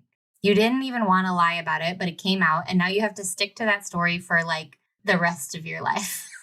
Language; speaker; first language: English; native; English